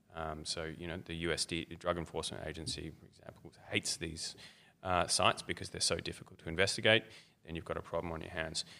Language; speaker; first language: English; native; English